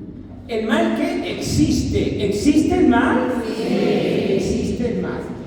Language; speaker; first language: Spanish; native; Spanish